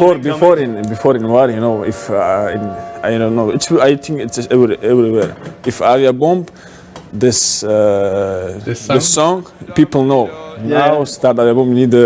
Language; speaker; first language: English; non-native, learner; Russian